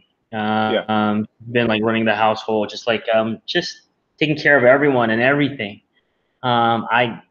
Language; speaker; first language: English; non-native, local second language; Filipino